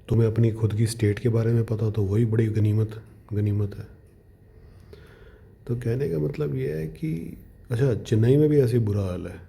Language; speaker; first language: Hindi; native; Hindi